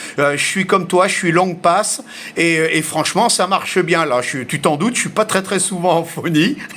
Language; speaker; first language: French; early bilingual, heritage; French